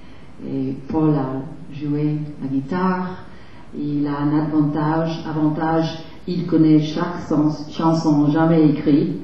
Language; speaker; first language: French; non-native, fluent; English